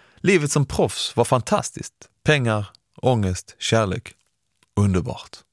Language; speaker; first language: Swedish; early bilingual, other home language; Persian